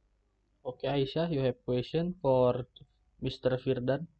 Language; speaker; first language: English; non-native, learner; Indonesian